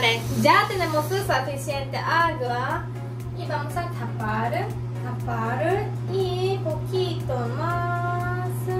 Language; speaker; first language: Spanish; non-native, learner; Japanese